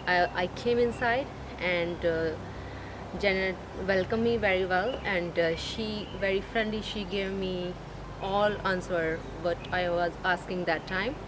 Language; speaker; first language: English; non-native, learner; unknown